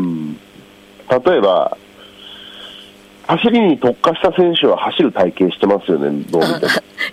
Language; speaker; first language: Japanese; native; Japanese